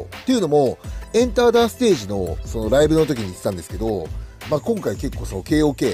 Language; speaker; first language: Japanese; native; Japanese